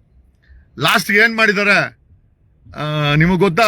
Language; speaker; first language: Kannada; native; Kannada